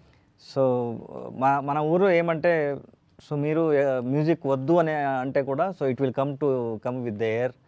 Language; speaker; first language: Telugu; non-native, learner; Kannada